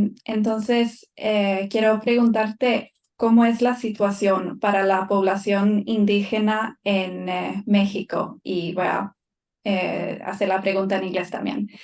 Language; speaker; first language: Spanish; non-native, fluent; Swedish